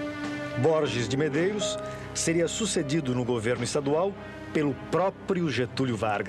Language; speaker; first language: Portuguese; native; Portuguese